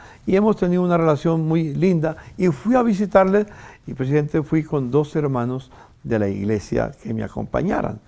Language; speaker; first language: Spanish; native; Spanish